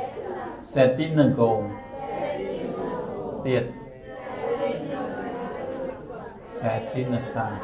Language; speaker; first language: French; non-native, fluent; Khmer